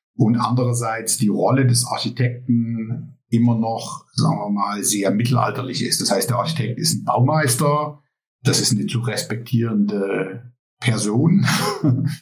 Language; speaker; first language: German; native; German